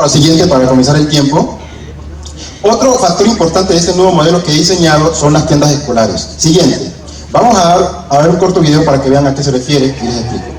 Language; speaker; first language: Spanish; native; Spanish